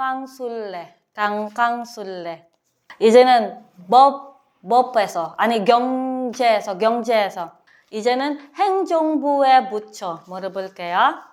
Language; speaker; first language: Korean; non-native, learner; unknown